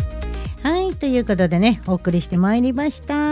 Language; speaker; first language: Japanese; native; Japanese